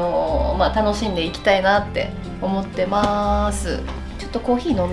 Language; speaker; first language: Japanese; native; Japanese